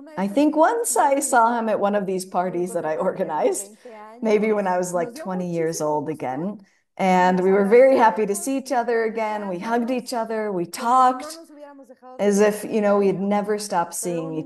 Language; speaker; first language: English; non-native, fluent; Spanish